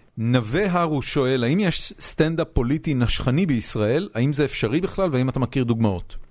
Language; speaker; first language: Hebrew; native; Hebrew